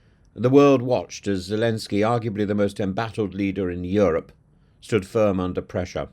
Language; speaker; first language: English; native; English